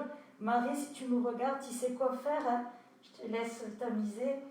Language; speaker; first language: French; native; French